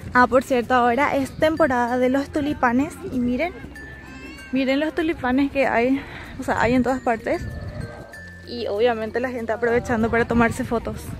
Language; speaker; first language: Spanish; native; Spanish